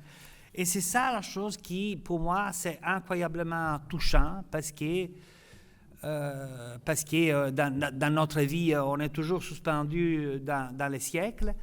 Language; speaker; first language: French; non-native, fluent; Italian